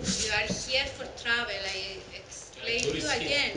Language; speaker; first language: English; non-native, local second language; Greek